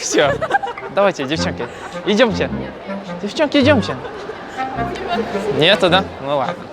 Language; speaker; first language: Russian; non-native, local second language; Kazakh